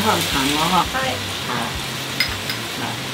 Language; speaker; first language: Chinese; native; Chinese